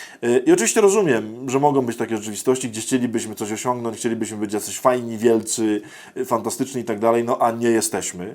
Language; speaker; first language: Polish; native; Polish